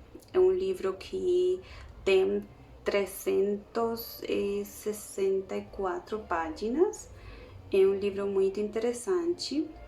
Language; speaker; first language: Portuguese; non-native, learner; Spanish